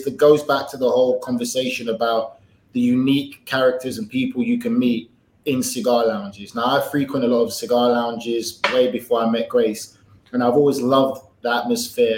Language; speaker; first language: English; native; English